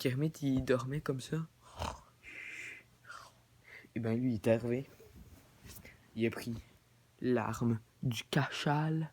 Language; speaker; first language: French; native; French